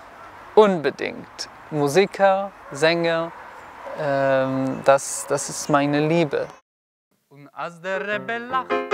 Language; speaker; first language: German; non-native, fluent; Hebrew